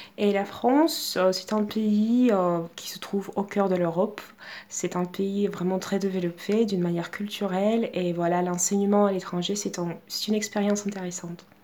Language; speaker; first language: French; non-native, fluent; Russian